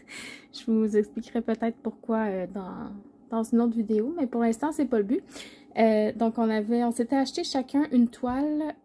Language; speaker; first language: French; native; French